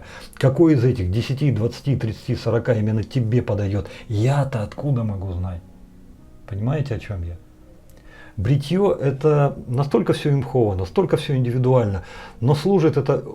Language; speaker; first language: Russian; native; Russian